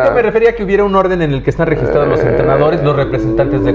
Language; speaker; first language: Spanish; native; Spanish